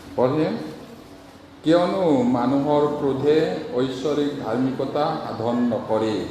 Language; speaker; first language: Assamese; non-native, local second language; Bodo